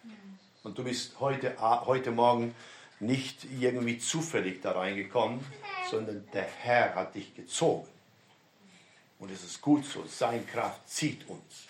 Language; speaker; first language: German; non-native, fluent; Romanian